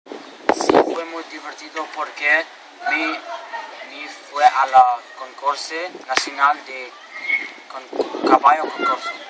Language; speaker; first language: Spanish; non-native, learner; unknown